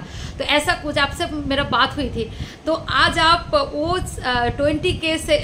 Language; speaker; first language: Hindi; non-native, local second language; Bangla